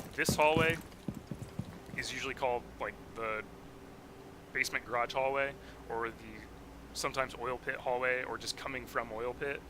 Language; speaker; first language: English; native; English